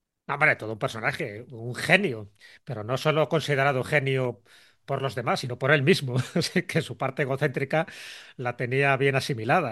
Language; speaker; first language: Spanish; native; Spanish